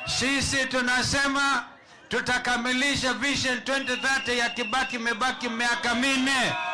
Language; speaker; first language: Swahili; non-native, local second language; Kamba